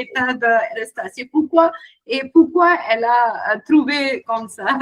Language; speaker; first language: French; non-native, learner; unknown